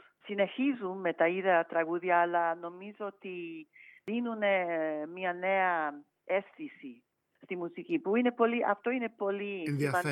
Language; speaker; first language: Greek; non-native, fluent; English